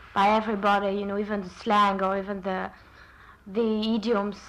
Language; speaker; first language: English; non-native, fluent; French